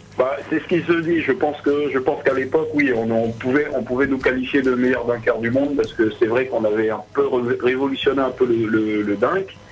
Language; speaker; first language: French; early bilingual, other home language; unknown